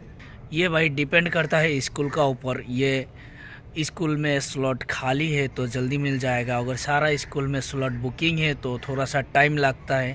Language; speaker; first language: Hindi; non-native, local second language; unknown